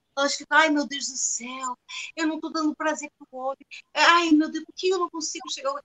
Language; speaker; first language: Portuguese; non-native, fluent; Spanish